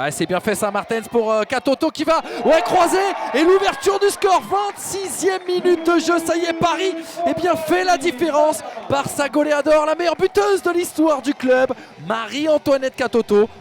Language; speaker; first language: French; native; French